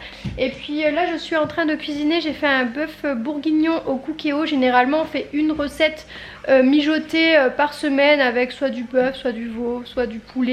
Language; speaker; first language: French; native; French